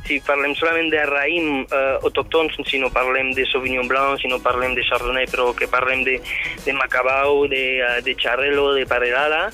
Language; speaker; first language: Catalan; non-native, fluent; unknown